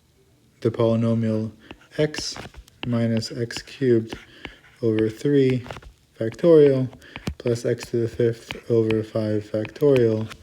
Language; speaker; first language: English; native; English